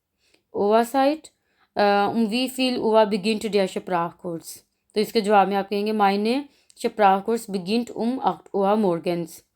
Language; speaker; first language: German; non-native, learner; Urdu